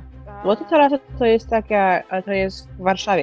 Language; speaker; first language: Polish; early bilingual, heritage; Polish